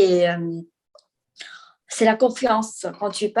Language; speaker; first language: French; non-native, fluent; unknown